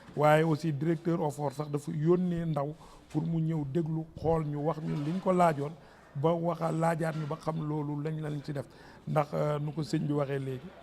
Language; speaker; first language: Wolof; native; Wolof